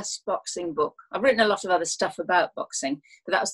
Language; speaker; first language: English; native; English